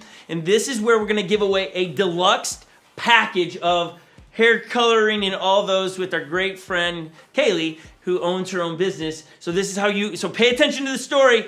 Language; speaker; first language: English; native; English